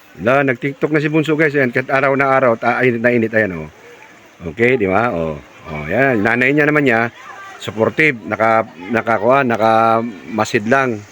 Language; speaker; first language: Filipino; non-native, local second language; Cebuano